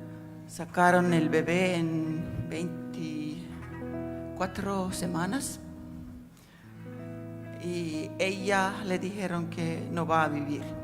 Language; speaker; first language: Spanish; non-native, fluent; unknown